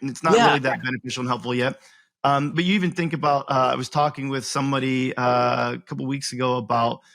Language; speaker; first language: English; native; English